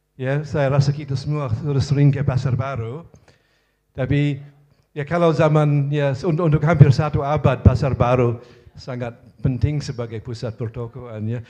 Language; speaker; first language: Indonesian; non-native, fluent; English